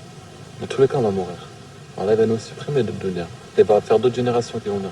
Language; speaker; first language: French; native; French